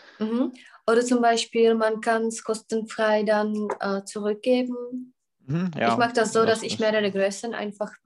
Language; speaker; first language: German; non-native, fluent; Czech